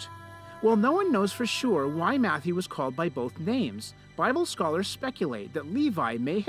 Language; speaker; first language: English; native; English